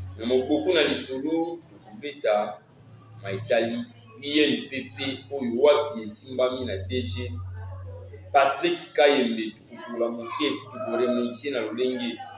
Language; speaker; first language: Lingala; native; Lingala